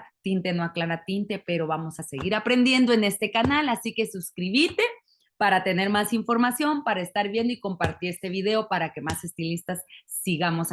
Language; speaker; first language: Spanish; native; Spanish